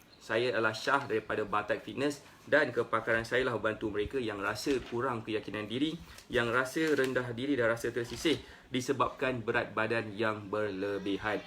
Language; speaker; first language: Malay; native; Malay